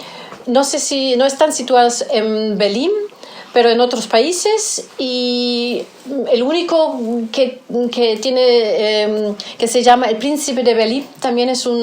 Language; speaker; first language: Spanish; non-native, fluent; German